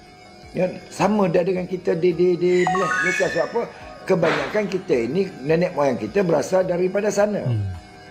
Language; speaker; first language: Malay; native; Malay